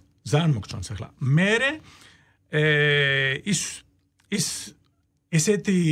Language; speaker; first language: Georgian; non-native, learner; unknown